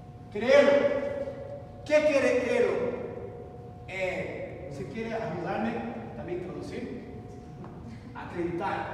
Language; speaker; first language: Spanish; non-native, learner; Portuguese